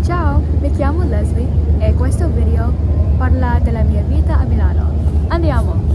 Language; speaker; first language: Italian; non-native, learner; English